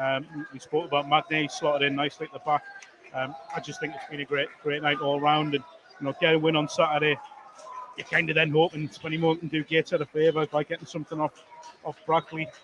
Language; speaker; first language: English; native; English